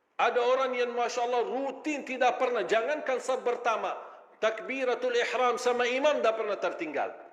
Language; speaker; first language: Malay; non-native, fluent; Arabic